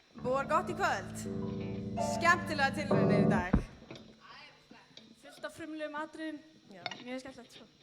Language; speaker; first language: Icelandic; native; Icelandic